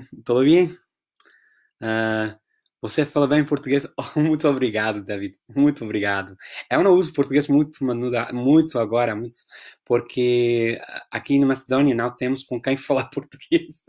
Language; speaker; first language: Portuguese; non-native, fluent; English